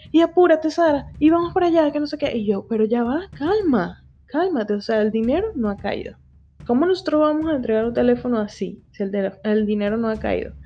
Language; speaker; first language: Spanish; native; Spanish